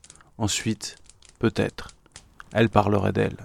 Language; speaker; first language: French; native; French